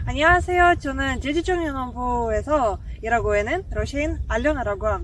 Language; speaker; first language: Korean; non-native, fluent; Russian